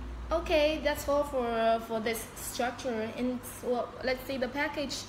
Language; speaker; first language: English; non-native, learner; Chinese